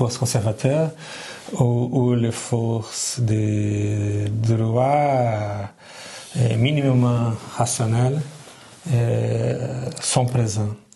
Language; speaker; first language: French; non-native, learner; Portuguese